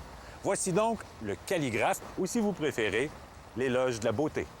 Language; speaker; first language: French; native; French